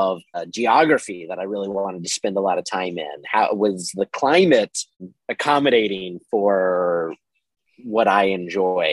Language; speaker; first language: English; native; English